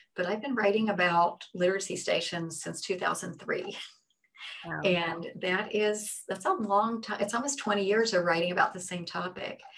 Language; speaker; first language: English; native; English